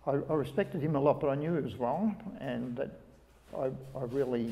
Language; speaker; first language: English; native; English